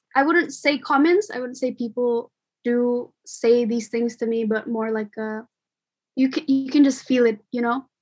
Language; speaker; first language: English; non-native, fluent; Indonesian